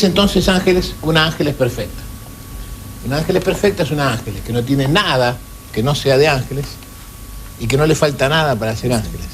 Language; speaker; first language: Spanish; native; Spanish